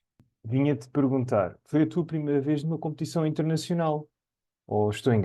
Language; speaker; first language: Portuguese; native; Portuguese